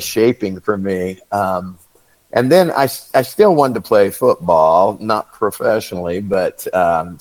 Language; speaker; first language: English; native; English